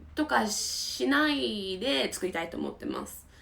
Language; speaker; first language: Japanese; non-native, fluent; English